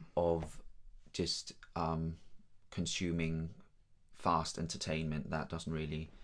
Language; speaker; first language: English; non-native, fluent; Danish